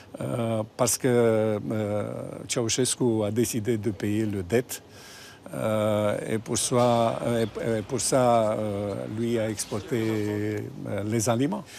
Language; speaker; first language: French; non-native, fluent; Romanian